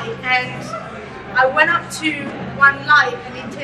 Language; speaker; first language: English; early bilingual, other home language; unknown